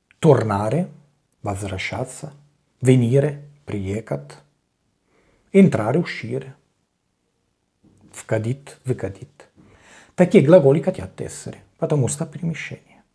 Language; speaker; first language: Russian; non-native, learner; Italian